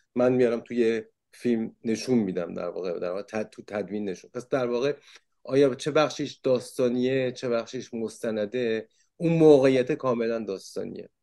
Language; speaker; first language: Persian; early bilingual, heritage; Persian